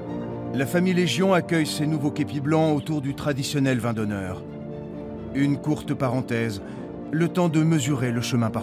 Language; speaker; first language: French; native; French